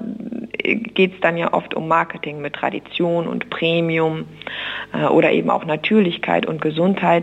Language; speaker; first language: German; native; German